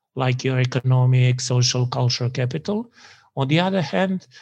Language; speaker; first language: English; non-native, fluent; Serbian